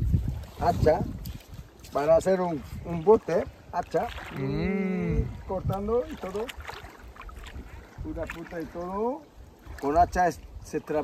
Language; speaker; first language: Spanish; non-native, local second language; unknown